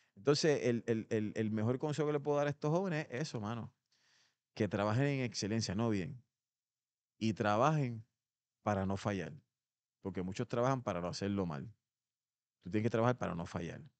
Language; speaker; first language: Spanish; native; Spanish